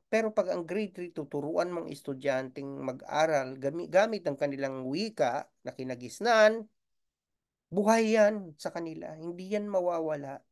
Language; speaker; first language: Filipino; non-native, local second language; Bikol